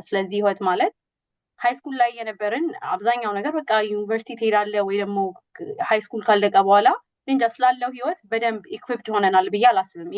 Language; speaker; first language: Amharic; native; Amharic